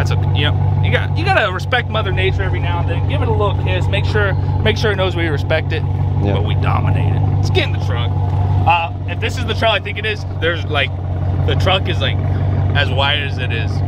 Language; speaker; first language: English; native; English